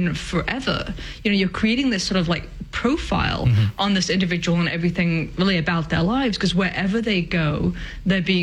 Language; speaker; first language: English; native; English